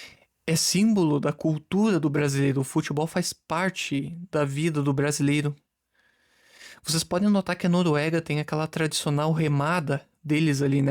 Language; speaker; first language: Portuguese; native; Portuguese